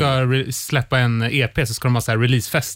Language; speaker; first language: Swedish; native; Swedish